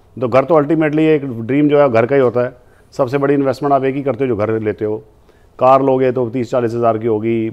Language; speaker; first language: Hindi; native; Hindi